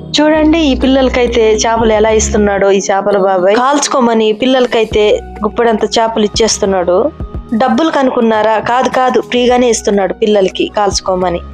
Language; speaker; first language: Telugu; non-native, local second language; Koya